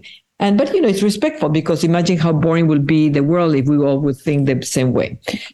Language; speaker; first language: English; non-native, fluent; Spanish